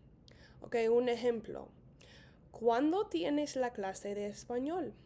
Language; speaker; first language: Spanish; non-native, fluent; English